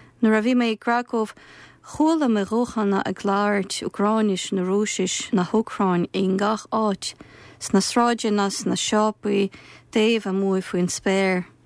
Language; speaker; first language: Irish; non-native, fluent; Ukrainian